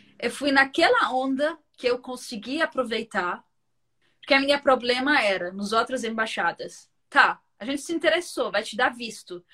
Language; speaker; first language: Portuguese; non-native, fluent; Arabic